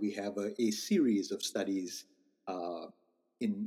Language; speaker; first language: English; non-native, local second language; Hindi